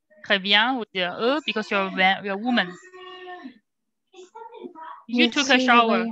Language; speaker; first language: English; non-native, learner; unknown